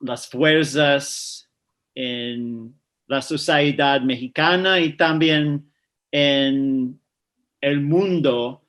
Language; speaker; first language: Spanish; non-native, fluent; English